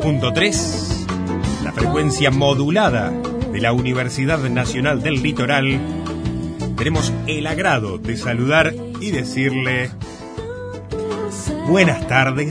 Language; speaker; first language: Spanish; native; Spanish